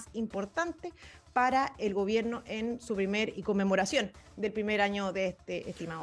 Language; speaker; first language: Spanish; native; Spanish